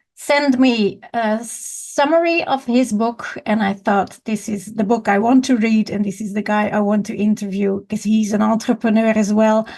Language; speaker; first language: English; non-native, fluent; Dutch